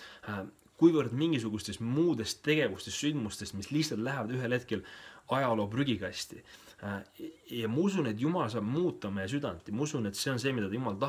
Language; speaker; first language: Estonian; native; Estonian